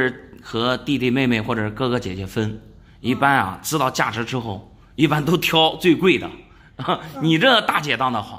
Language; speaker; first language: Chinese; native; Chinese